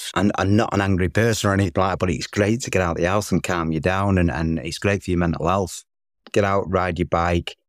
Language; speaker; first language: English; native; English